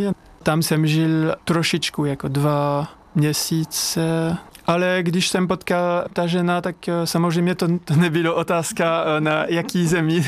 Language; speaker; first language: Czech; non-native, fluent; French